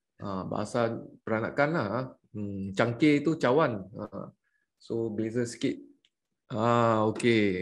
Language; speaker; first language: Malay; native; Malay